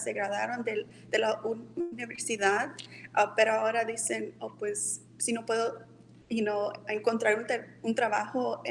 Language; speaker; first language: Spanish; early bilingual, heritage; Spanish